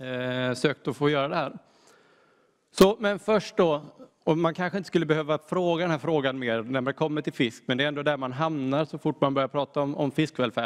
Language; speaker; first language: Swedish; native; Swedish